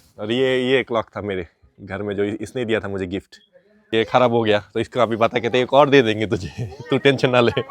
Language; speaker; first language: Urdu; non-native, fluent; Bangla